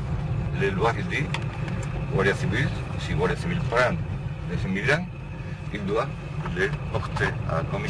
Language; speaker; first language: French; non-native, learner; Spanish